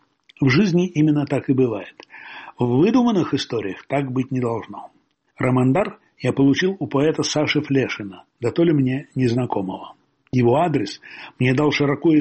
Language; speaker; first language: Russian; native; Russian